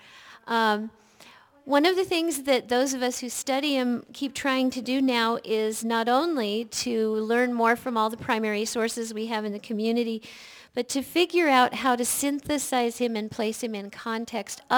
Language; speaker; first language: English; native; English